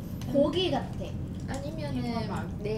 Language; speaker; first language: Korean; non-native, fluent; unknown